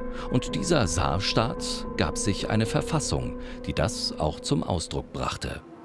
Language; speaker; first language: German; native; German